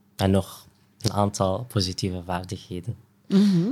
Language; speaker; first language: Dutch; non-native, fluent; Riffian